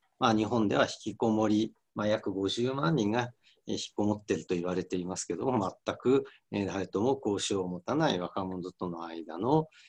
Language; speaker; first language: Japanese; native; Japanese